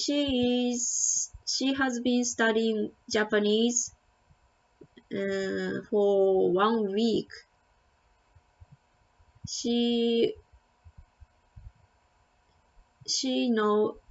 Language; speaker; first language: English; non-native, learner; Japanese